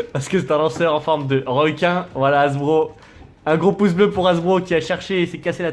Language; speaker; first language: French; native; French